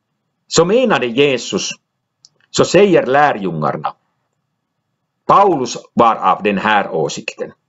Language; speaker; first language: Swedish; non-native, local second language; Finnish